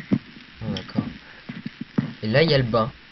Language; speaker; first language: French; native; French